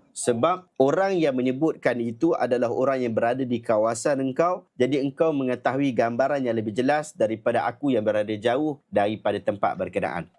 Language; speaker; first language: Malay; native; Malay